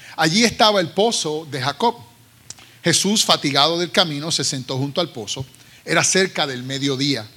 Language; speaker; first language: Spanish; native; Spanish